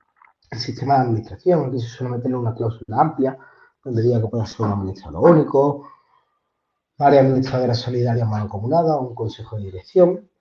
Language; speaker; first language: Spanish; native; Spanish